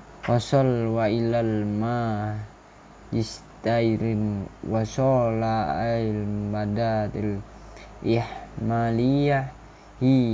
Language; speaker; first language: Arabic; non-native, learner; Indonesian